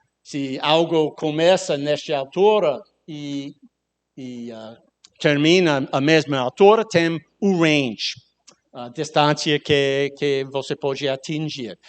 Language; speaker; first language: Portuguese; non-native, learner; English